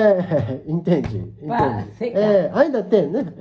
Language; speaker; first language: Portuguese; non-native, learner; Japanese